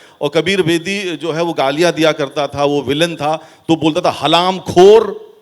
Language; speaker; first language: Hindi; native; Hindi